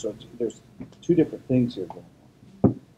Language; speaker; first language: English; native; English